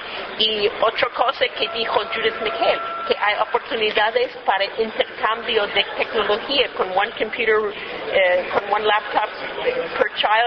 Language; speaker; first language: Spanish; non-native, fluent; English